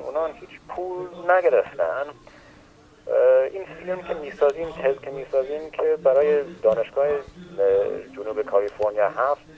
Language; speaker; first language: Persian; early bilingual, heritage; Persian